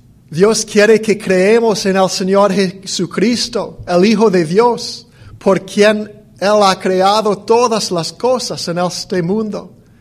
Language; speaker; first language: Spanish; non-native, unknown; English